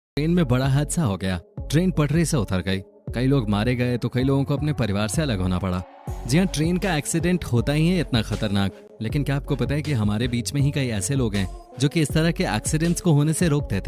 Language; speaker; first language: Hindi; native; Hindi